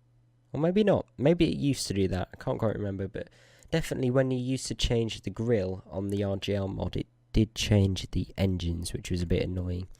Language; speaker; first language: English; native; English